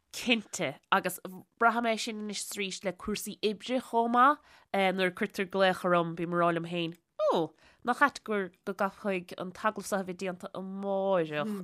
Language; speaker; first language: Irish; native; Irish